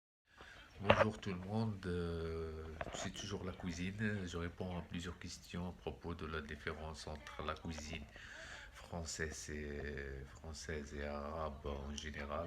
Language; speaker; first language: French; non-native, local second language; Arabic